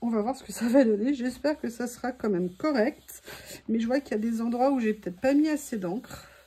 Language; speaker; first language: French; native; French